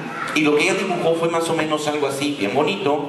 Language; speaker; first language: Spanish; native; Spanish